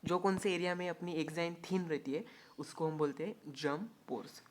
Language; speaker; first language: Hindi; non-native, local second language; Marathi